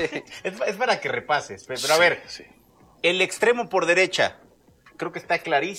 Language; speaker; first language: Spanish; native; Spanish